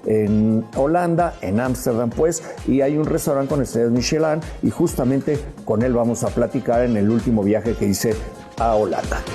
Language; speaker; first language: Spanish; native; Spanish